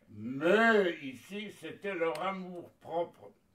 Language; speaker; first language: French; native; French